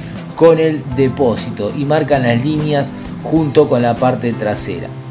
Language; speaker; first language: Spanish; native; Spanish